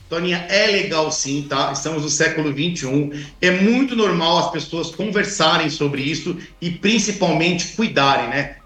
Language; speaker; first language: Portuguese; native; Portuguese